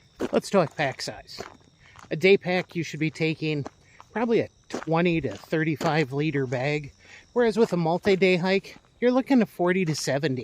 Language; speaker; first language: English; native; English